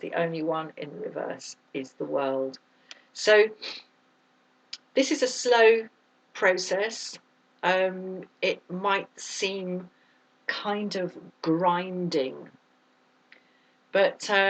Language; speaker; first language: English; native; English